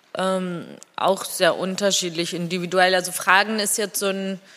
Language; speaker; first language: German; non-native, fluent; Georgian